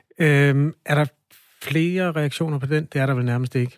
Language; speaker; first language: Danish; native; Danish